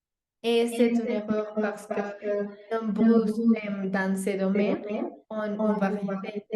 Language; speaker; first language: French; non-native, learner; Spanish